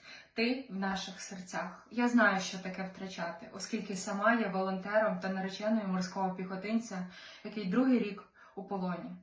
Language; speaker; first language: Ukrainian; native; Ukrainian